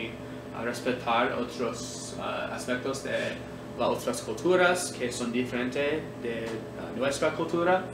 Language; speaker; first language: Spanish; non-native, learner; English